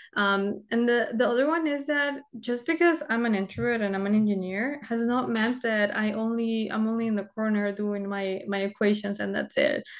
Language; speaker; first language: English; early bilingual, other home language; Spanish